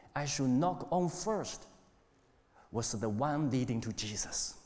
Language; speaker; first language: English; non-native, fluent; Chinese